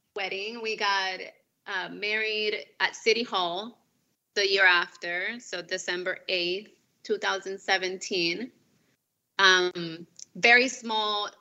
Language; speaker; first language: English; non-native, fluent; Spanish